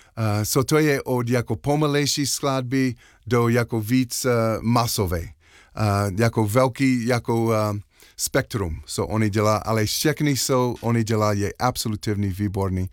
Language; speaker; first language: Czech; non-native, learner; English